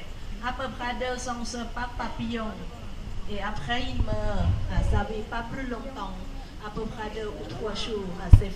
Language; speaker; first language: French; non-native, learner; Thai